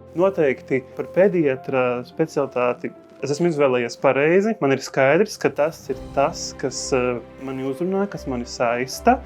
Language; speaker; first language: Latvian; native; Latvian